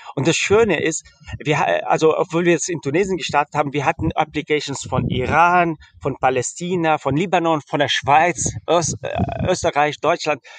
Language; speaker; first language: German; early bilingual, heritage; German